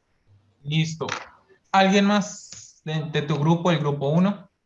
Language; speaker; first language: Spanish; native; Spanish